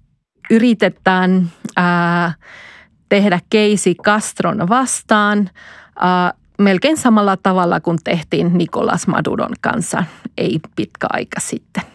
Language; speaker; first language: Finnish; non-native, fluent; Spanish